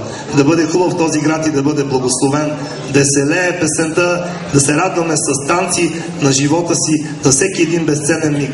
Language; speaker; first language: Bulgarian; native; Bulgarian